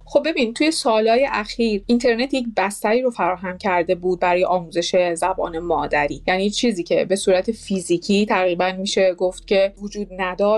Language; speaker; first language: Persian; native; Persian